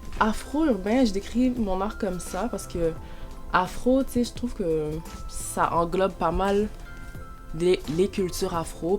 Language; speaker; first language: French; early bilingual, other home language; Haitian Creole